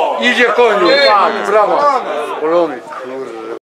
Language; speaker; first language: Polish; native; Polish